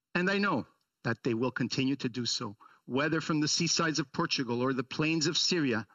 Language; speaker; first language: English; early bilingual, other home language; Italian